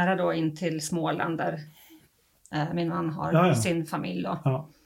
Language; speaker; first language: Swedish; native; Swedish